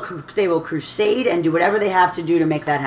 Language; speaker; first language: English; native; English